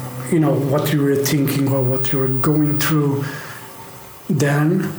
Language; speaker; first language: English; non-native, fluent; Portuguese